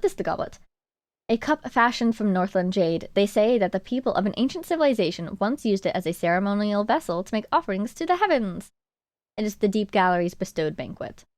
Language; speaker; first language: English; native; English